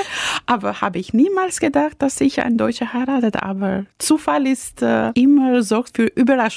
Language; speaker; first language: German; non-native, fluent; Albanian